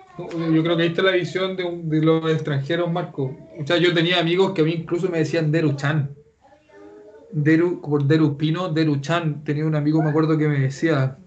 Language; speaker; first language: Spanish; native; Spanish